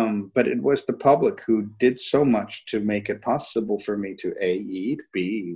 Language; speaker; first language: English; native; English